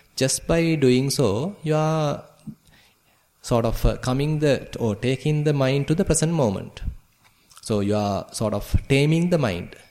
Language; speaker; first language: English; non-native, local second language; Sinhala